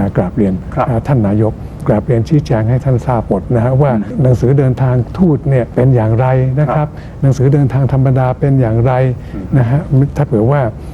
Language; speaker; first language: Thai; native; Thai